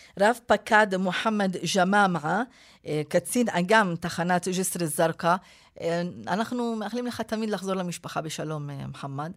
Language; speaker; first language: Hebrew; non-native, local second language; Arabic